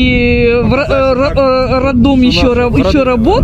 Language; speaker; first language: Russian; non-native, fluent; French